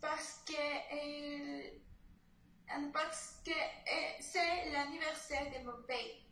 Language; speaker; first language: French; non-native, learner; Spanish